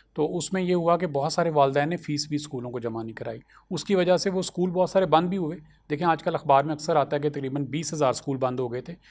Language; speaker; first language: Urdu; non-native, local second language; Punjabi